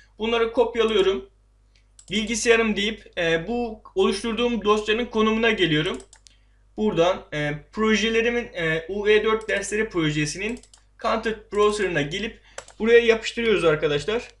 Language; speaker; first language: Turkish; native; Turkish